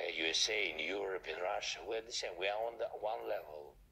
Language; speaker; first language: English; non-native, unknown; Ukrainian